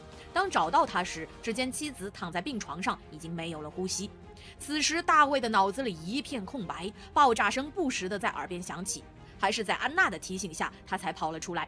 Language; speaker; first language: Chinese; native; Chinese